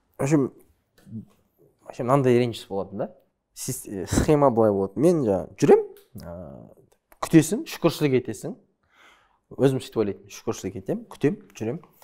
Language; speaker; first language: Kazakh; early bilingual, other home language; Chinese